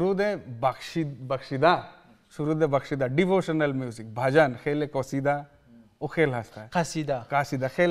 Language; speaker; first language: Persian; non-native, learner; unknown